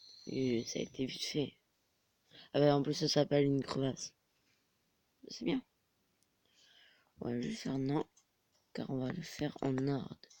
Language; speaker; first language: French; native; French